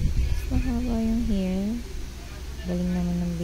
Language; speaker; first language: Filipino; native; Filipino